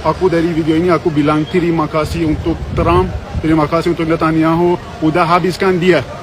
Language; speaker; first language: Indonesian; non-native, learner; Persian